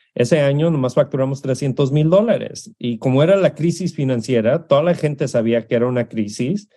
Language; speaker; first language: Spanish; early bilingual, heritage; Spanish